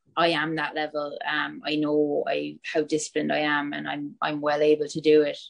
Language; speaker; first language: English; native; English